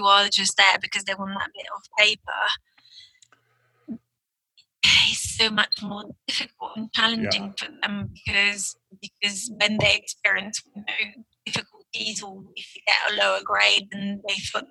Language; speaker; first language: English; non-native, fluent; French